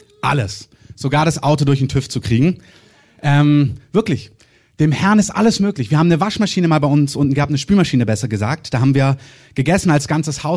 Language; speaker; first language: German; native; German